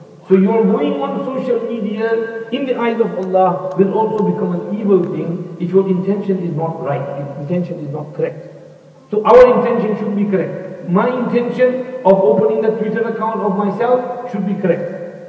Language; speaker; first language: English; native; English